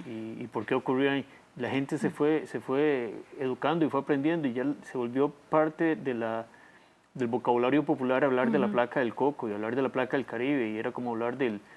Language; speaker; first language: Spanish; native; Spanish